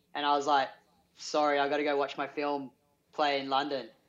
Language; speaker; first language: English; native; English